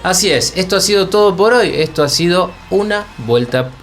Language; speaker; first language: Spanish; native; Spanish